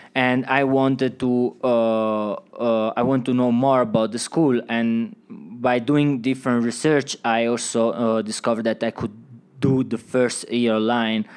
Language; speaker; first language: English; non-native, fluent; Italian